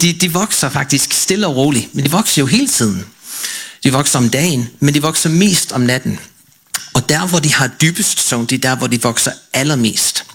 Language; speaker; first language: Danish; non-native, fluent; English